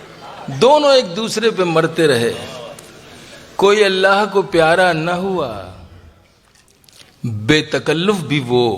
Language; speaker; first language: Urdu; native; Urdu